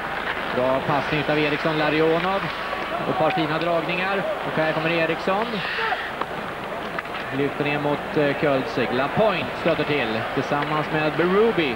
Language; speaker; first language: Swedish; native; Swedish